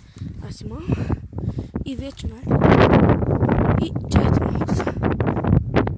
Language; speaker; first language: Bulgarian; native; Bulgarian